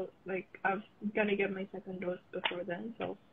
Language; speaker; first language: English; non-native, local second language; Filipino